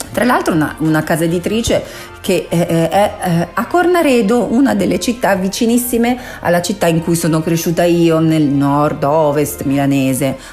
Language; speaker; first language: Italian; non-native, local second language; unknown